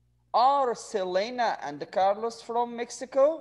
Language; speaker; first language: English; non-native, fluent; Arabic